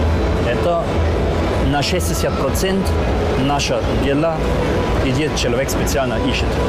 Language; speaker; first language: Russian; non-native, learner; German